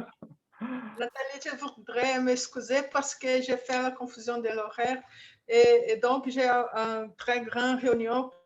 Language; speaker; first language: French; non-native, fluent; Portuguese